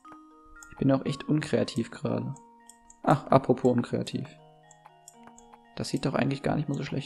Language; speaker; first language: German; native; German